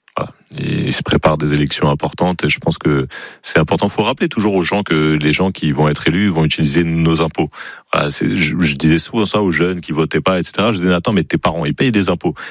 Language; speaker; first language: French; native; French